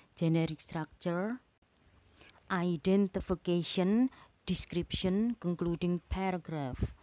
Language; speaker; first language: English; non-native, fluent; Indonesian